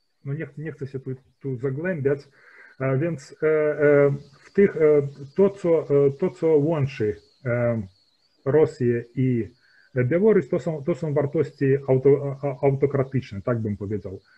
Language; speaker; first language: Polish; early bilingual, heritage; Polish